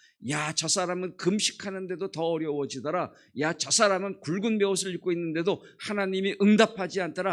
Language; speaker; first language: Korean; native; Korean